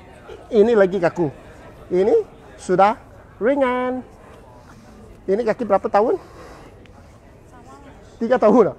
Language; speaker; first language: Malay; non-native, local second language; Cantonese